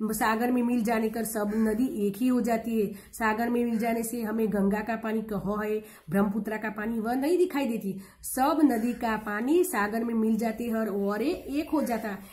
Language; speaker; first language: Hindi; non-native, local second language; Gujarati